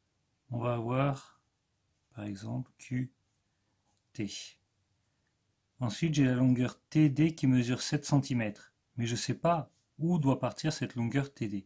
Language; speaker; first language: French; native; French